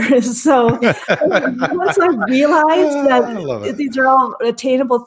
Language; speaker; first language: English; native; English